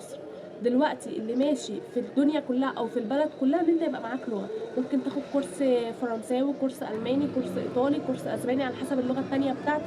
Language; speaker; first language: Arabic; native; Arabic